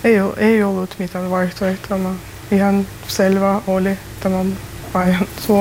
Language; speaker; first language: Finnish; non-native, learner; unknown